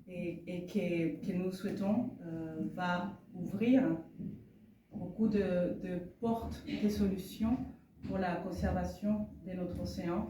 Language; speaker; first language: French; non-native, fluent; Spanish